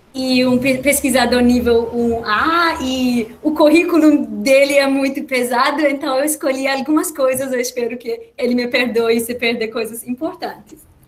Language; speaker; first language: Portuguese; non-native, fluent; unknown